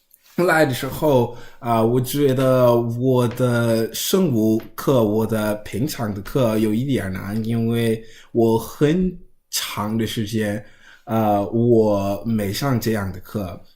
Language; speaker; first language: Chinese; non-native, learner; English